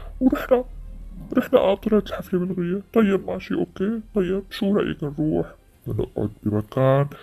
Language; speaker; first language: Arabic; native; Arabic